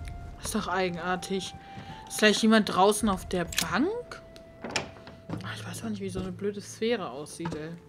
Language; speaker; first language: German; native; German